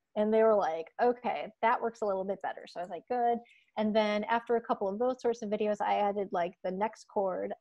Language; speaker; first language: English; native; English